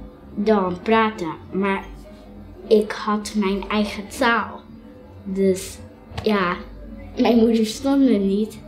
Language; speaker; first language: Dutch; early bilingual, other home language; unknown